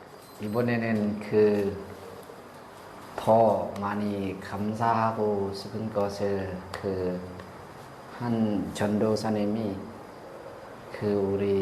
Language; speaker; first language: Korean; non-native, learner; Lao